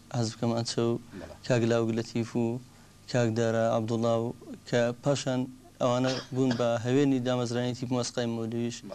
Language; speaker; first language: Central Kurdish; native; Central Kurdish